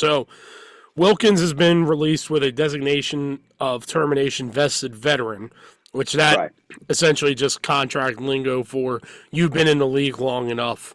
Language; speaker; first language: English; native; English